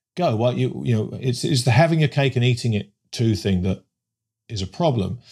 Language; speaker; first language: English; native; English